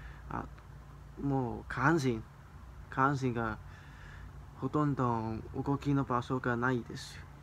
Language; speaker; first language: Japanese; non-native, learner; Cantonese